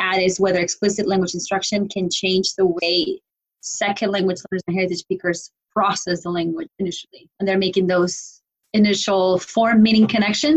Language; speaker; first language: English; non-native, fluent; Spanish